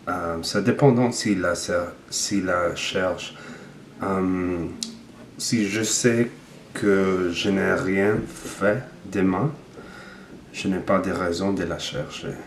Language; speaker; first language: French; non-native, learner; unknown